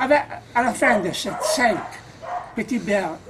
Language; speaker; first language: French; non-native, fluent; Italian